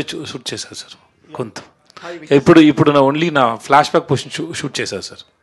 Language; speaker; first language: Telugu; non-native, learner; Tamil